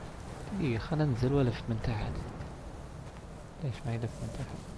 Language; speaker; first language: Arabic; native; Arabic